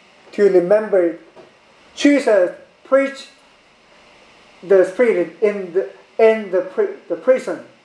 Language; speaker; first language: English; non-native, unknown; Korean